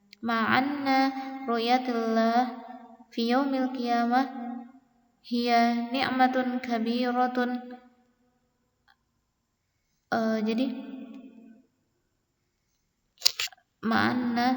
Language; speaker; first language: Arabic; non-native, fluent; Indonesian